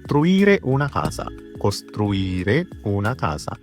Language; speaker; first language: Italian; non-native, fluent; Sinhala